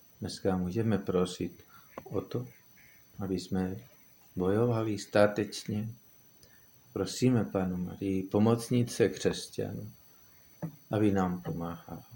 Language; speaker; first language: Czech; non-native, fluent; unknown